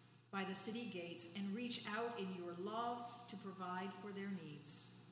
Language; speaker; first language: English; native; English